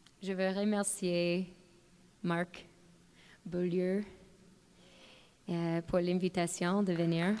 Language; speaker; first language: French; non-native, fluent; English